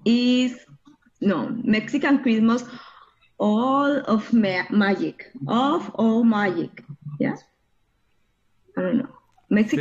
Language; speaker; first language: English; non-native, learner; Spanish